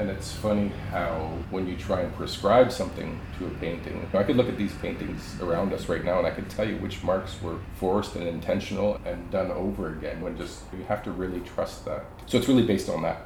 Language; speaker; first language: English; native; English